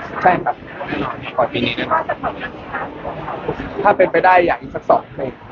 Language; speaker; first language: Thai; native; Thai